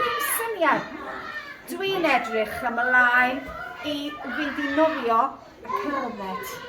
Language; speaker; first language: Welsh; non-native, learner; English